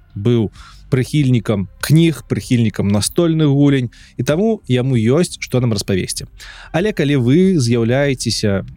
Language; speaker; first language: Belarusian; non-native, local second language; Russian